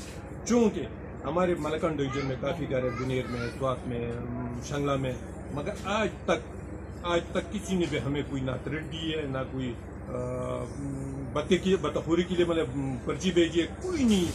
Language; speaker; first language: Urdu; non-native, local second language; Pashto